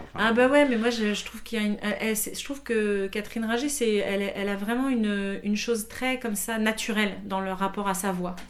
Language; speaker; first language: French; native; French